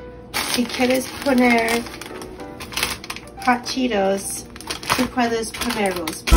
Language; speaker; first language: Spanish; non-native, learner; English